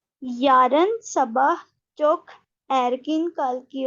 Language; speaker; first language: Turkish; non-native, learner; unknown